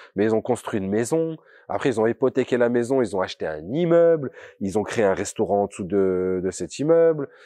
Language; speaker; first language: French; native; French